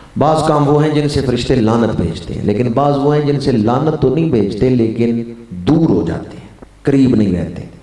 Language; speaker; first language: Urdu; non-native, local second language; Punjabi